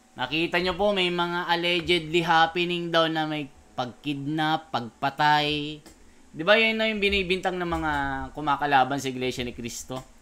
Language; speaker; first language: Filipino; native; Filipino